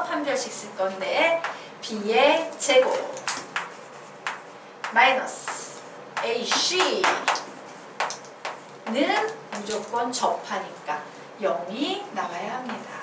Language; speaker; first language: Korean; native; Korean